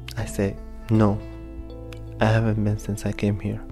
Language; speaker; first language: English; non-native, fluent; Arabic